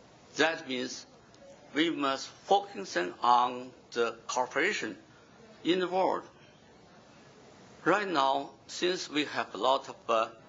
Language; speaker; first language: English; non-native, fluent; Chinese